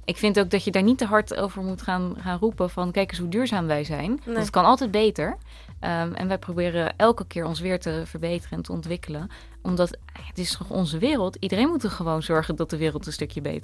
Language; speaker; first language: Dutch; native; Dutch